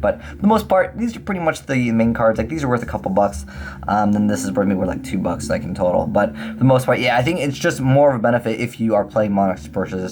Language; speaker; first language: English; native; English